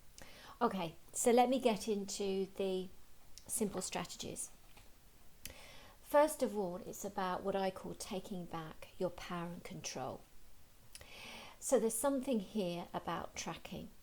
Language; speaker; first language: English; native; English